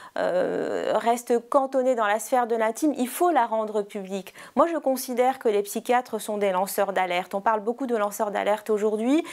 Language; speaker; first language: French; non-native, local second language; Arabic